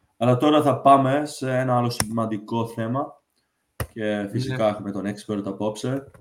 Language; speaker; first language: Greek; early bilingual, heritage; Greek